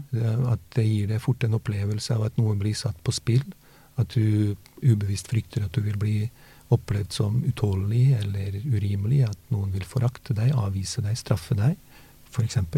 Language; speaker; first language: Norwegian; early bilingual, other home language; Bosnian